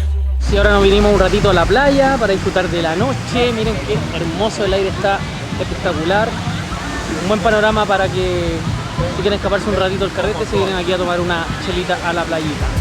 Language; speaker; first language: Spanish; native; Spanish